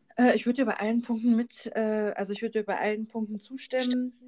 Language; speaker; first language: German; native; German